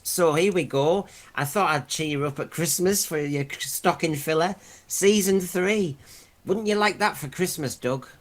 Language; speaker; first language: English; native; English